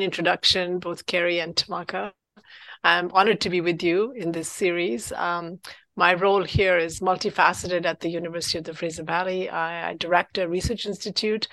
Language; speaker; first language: English; non-native, local second language; Punjabi